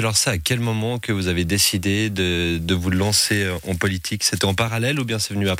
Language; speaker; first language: French; native; French